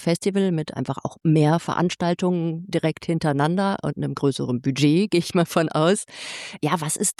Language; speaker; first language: German; native; German